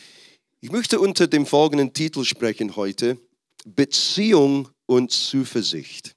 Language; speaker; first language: German; non-native, fluent; English